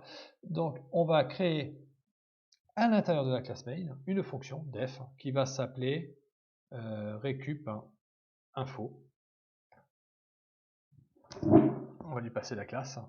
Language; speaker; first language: French; native; French